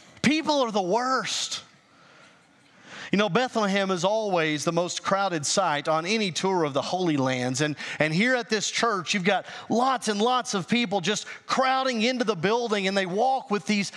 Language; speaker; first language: English; native; English